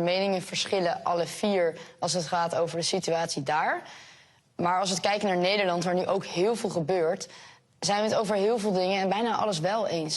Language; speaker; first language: Dutch; native; Dutch